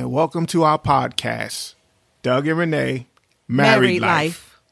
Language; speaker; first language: English; native; English